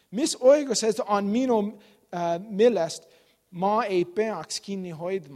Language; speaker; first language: Estonian; non-native, learner; English